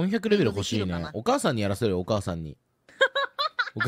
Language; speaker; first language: Japanese; native; Japanese